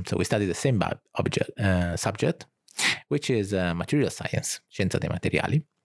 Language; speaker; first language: English; non-native, fluent; Italian